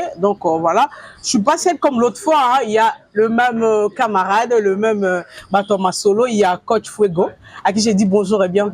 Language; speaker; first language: French; non-native, local second language; Lingala